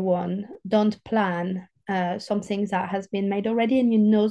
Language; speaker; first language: English; non-native, fluent; French